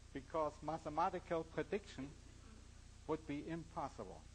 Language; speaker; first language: English; non-native, fluent; German